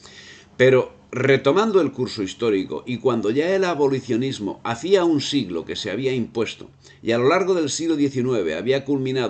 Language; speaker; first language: Spanish; native; Spanish